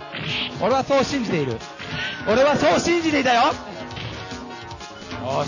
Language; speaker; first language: Japanese; native; Japanese